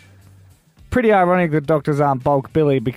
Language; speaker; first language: English; native; English